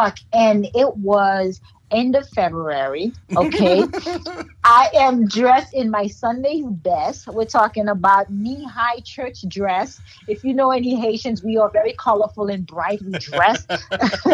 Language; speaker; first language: English; non-native, fluent; Haitian Creole